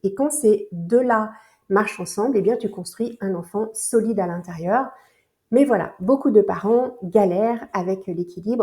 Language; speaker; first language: French; native; French